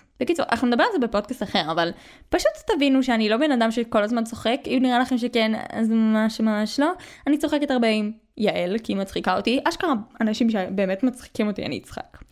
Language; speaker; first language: Hebrew; native; Hebrew